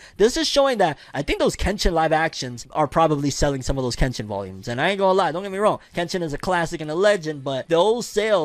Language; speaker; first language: English; native; English